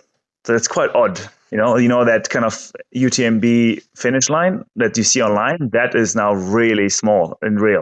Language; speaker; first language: English; non-native, fluent; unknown